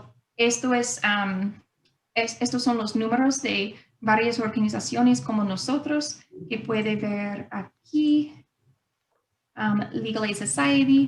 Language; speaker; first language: Spanish; non-native, fluent; English